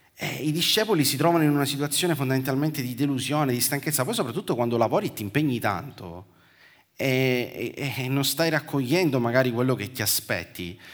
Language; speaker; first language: Italian; native; Italian